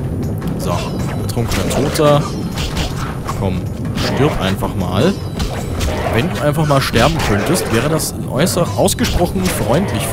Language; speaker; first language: German; native; German